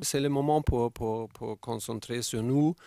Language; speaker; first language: French; non-native, fluent; German